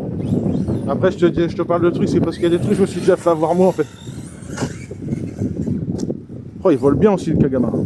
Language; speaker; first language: French; native; French